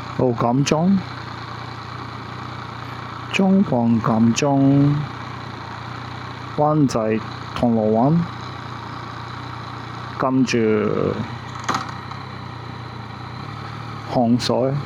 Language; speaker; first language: Chinese; non-native, learner; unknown